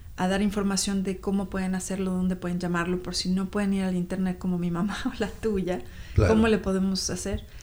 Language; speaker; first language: Spanish; native; Spanish